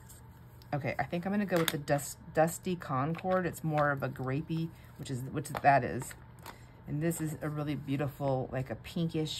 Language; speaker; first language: English; native; English